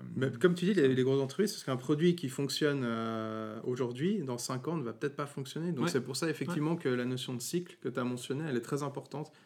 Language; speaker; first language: French; native; French